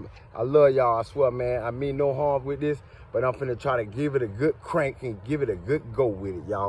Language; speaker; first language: English; native; English